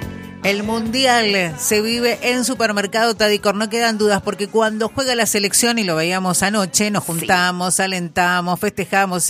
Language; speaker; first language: Spanish; native; Spanish